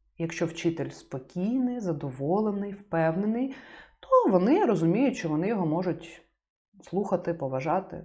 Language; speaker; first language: Ukrainian; native; Ukrainian